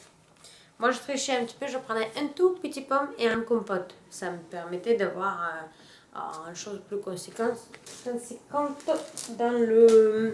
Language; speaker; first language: French; non-native, fluent; Russian